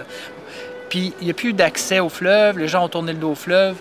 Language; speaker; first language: French; native; French